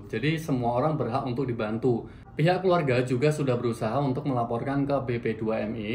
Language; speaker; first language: Indonesian; native; Indonesian